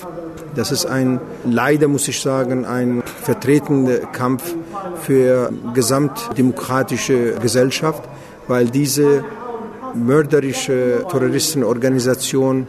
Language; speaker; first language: German; non-native, fluent; Kurdish